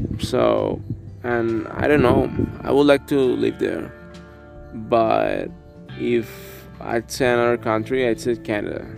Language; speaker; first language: English; non-native, learner; Spanish